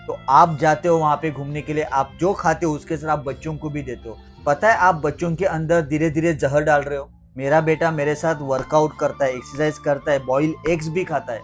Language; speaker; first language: Hindi; non-native, local second language; Marathi